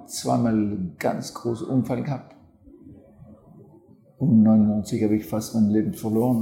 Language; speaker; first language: German; non-native, fluent; French